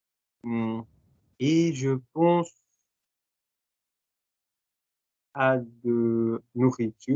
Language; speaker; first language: French; non-native, fluent; Portuguese